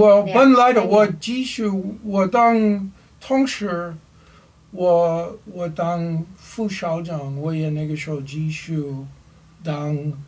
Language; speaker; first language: Chinese; non-native, learner; English